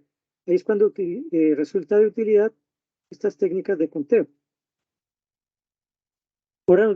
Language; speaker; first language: Spanish; native; Spanish